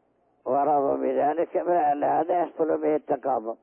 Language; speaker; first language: Arabic; native; Arabic